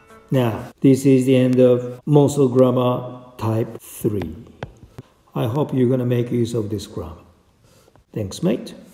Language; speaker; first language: English; non-native, fluent; Japanese